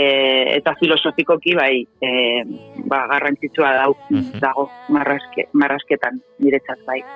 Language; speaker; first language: Basque; non-native, local second language; Spanish